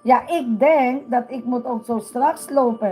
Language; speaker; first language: Dutch; non-native, learner; Filipino